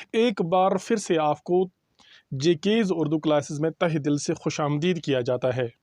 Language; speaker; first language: Urdu; non-native, local second language; Kashmiri